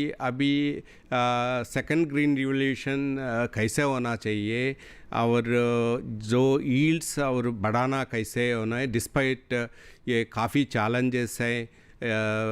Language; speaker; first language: Hindi; non-native, local second language; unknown